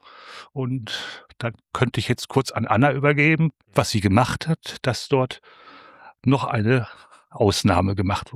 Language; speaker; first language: German; native; German